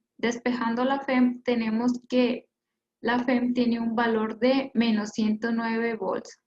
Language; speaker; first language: Spanish; native; Spanish